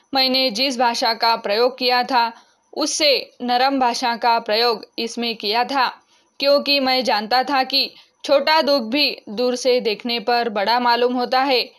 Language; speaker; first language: Hindi; non-native, local second language; Marathi